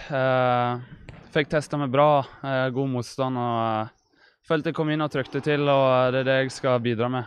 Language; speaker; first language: Norwegian; native; Norwegian